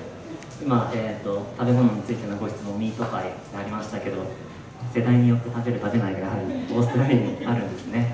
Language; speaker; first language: Japanese; native; Japanese